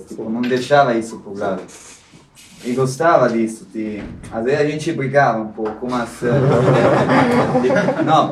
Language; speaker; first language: Portuguese; non-native, local second language; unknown